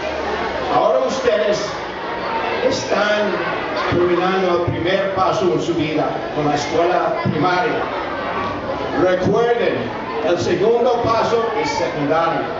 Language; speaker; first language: Spanish; non-native, fluent; English